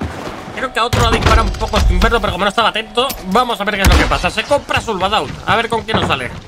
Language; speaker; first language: Spanish; native; Spanish